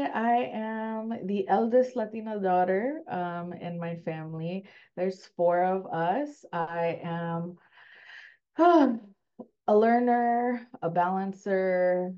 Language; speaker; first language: English; early bilingual, other home language; Spanish